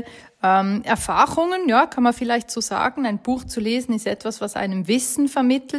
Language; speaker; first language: German; native; German